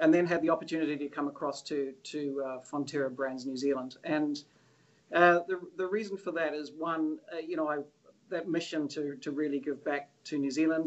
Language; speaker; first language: English; native; English